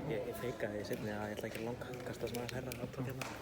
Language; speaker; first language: Icelandic; native; Icelandic